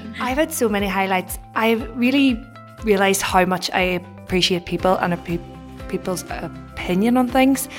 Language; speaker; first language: English; native; English